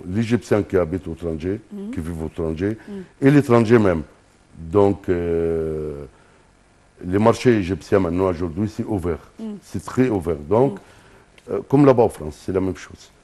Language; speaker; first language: French; non-native, fluent; Arabic